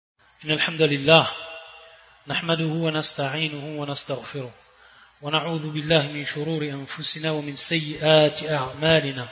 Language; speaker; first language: Arabic; non-native, fluent; French